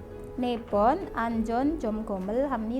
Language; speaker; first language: Korean; non-native, fluent; Indonesian